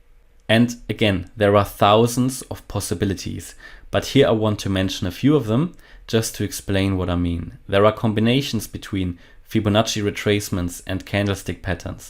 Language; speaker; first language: English; non-native, fluent; German